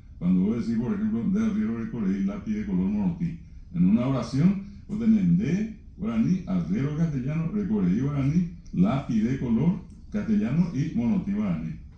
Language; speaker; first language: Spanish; native; Spanish